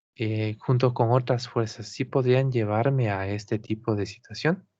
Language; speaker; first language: Spanish; native; Spanish